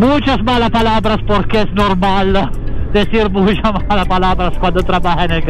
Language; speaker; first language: Spanish; non-native, learner; Italian